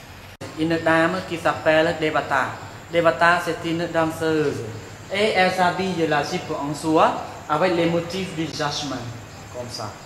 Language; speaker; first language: French; non-native, fluent; Khmer